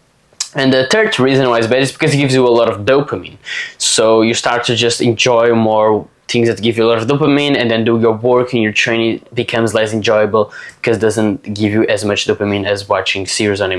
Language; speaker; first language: English; non-native, fluent; Portuguese